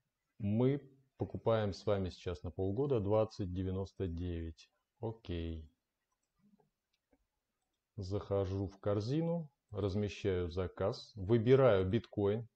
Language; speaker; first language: Russian; native; Russian